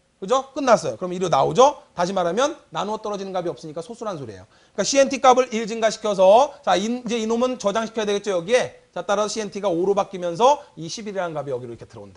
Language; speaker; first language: Korean; native; Korean